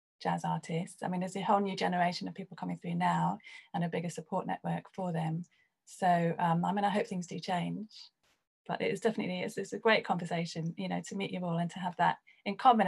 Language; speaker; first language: English; native; English